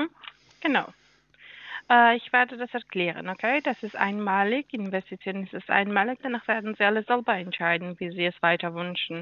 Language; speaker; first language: German; non-native, learner; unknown